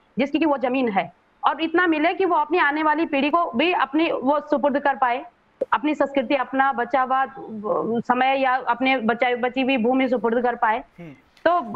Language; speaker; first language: Hindi; native; Hindi